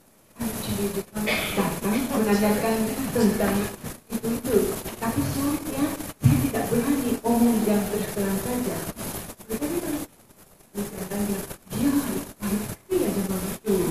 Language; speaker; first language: Indonesian; non-native, fluent; Japanese